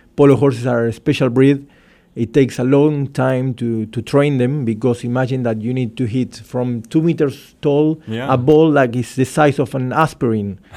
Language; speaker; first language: English; non-native, fluent; Spanish